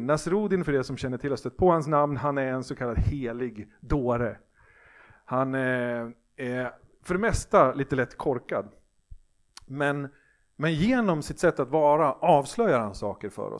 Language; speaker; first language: Swedish; native; Swedish